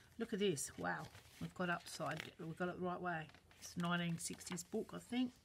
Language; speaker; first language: English; native; English